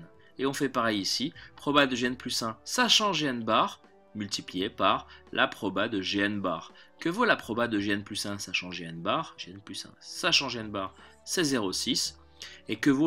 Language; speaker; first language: French; native; French